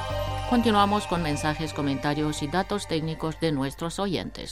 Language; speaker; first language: Spanish; non-native, fluent; Romanian